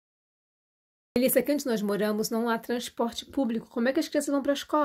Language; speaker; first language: Portuguese; native; Portuguese